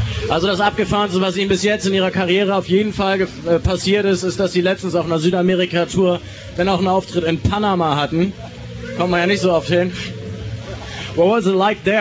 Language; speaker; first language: German; native; German